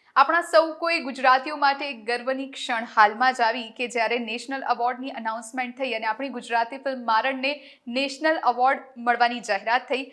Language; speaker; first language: Gujarati; native; Gujarati